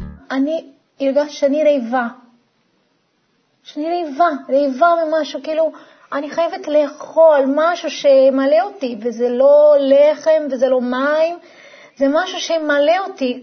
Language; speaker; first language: Hebrew; non-native, fluent; Portuguese